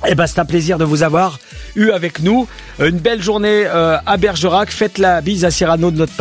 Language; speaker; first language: French; native; French